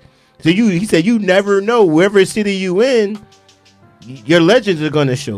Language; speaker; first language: English; native; English